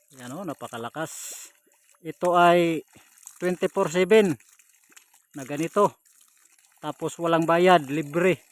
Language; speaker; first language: Filipino; non-native, local second language; Cebuano